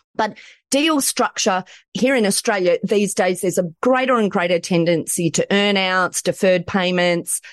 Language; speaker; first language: English; native; English